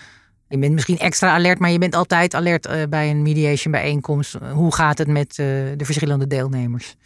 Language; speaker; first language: Dutch; native; Dutch